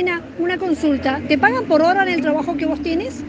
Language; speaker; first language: Spanish; native; Spanish